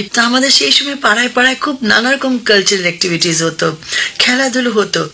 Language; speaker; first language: Bangla; non-native, local second language; Hindi